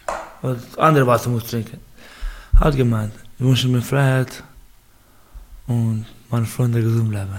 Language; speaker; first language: German; non-native, learner; Baluchi